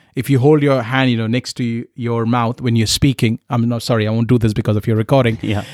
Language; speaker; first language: English; non-native, local second language; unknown